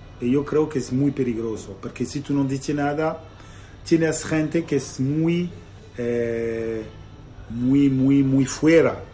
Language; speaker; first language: Spanish; non-native, learner; Italian